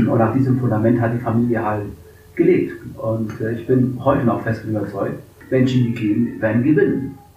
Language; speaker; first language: German; early bilingual, other home language; English